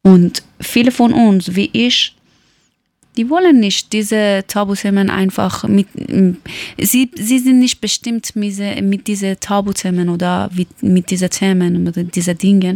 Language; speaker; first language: German; non-native, learner; Persian